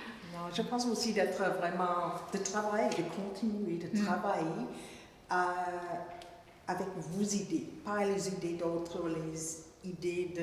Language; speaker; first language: French; non-native, fluent; English